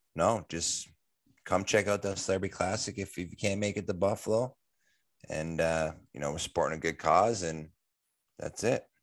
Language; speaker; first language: English; native; English